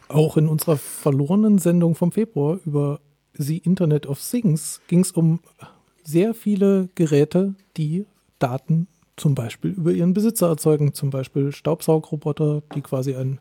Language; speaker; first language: German; native; German